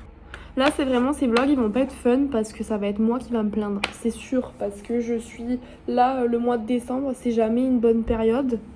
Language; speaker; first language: French; native; French